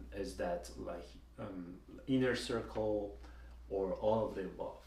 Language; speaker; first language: English; non-native, fluent; Persian